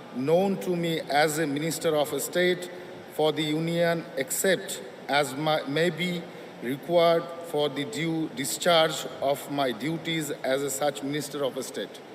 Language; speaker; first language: English; non-native, local second language; Bangla